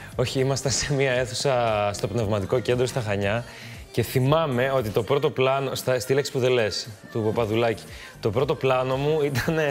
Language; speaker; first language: Greek; early bilingual, other home language; Albanian